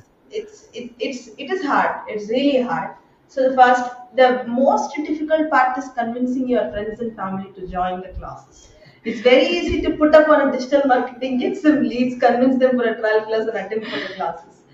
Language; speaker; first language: English; non-native, local second language; Tamil